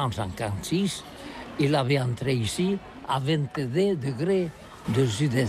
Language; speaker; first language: French; non-native, learner; Catalan